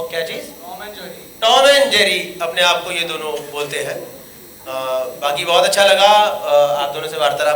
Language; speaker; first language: Hindi; native; Hindi